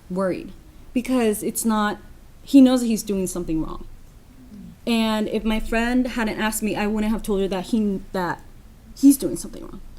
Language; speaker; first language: English; non-native, fluent; Spanish